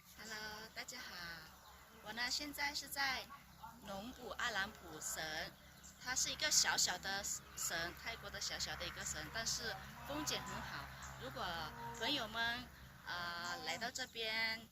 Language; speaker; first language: Chinese; non-native, fluent; Thai